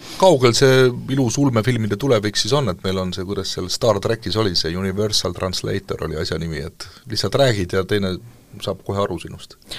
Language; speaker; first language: Estonian; native; Estonian